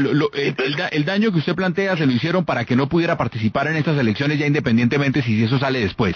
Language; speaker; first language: Spanish; native; Spanish